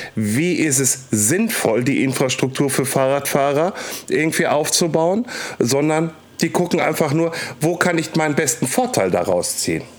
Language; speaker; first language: German; native; German